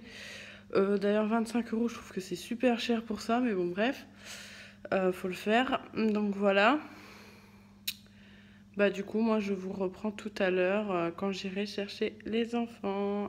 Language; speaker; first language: French; native; French